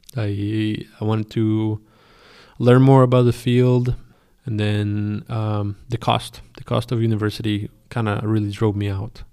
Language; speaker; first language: English; non-native, fluent; Spanish